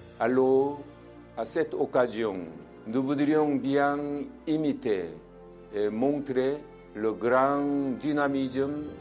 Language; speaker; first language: French; non-native, fluent; Korean